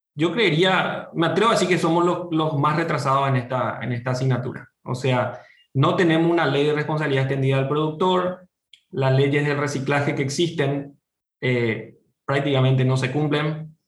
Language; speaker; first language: Spanish; native; Spanish